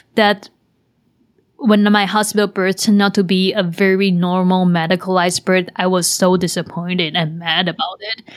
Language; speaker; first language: English; non-native, fluent; Chinese